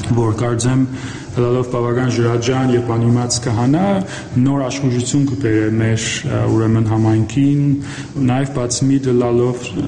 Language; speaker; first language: Armenian; early bilingual, heritage; Armenian